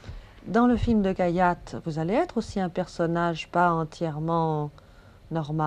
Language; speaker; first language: French; native; French